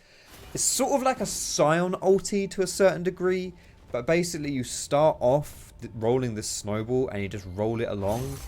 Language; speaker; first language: English; native; English